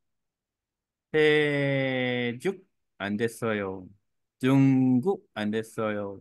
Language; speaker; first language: Korean; native; Korean